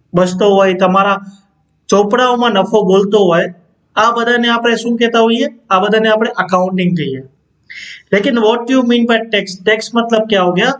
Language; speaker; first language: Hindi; non-native, local second language; Gujarati